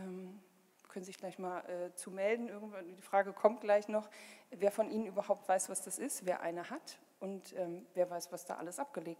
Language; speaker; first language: German; native; German